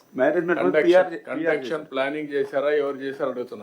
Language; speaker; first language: Telugu; native; Telugu